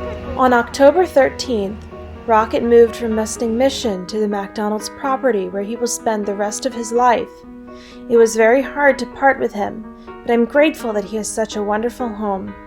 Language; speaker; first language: English; native; English